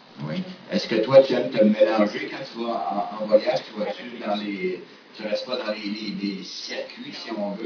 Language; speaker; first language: French; native; French